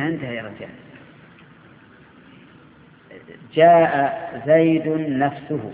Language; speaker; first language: Arabic; native; Arabic